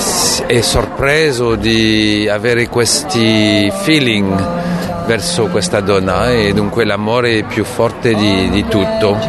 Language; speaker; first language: Italian; non-native, fluent; French